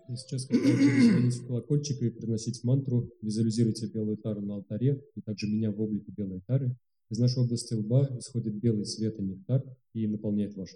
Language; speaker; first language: Russian; native; Russian